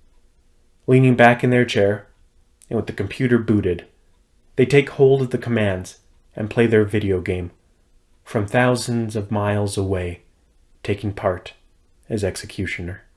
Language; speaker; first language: English; native; English